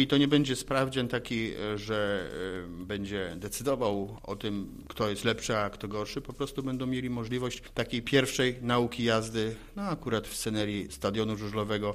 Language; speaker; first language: Polish; native; Polish